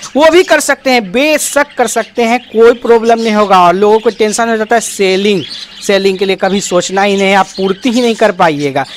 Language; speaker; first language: Hindi; native; Hindi